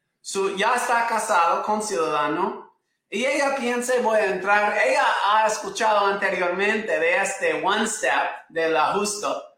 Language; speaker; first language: Spanish; non-native, fluent; English